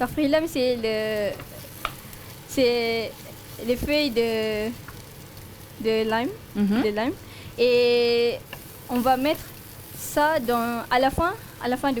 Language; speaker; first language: French; non-native, learner; Malay